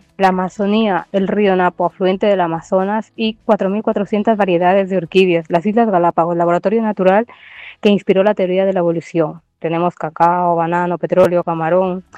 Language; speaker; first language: Spanish; native; Spanish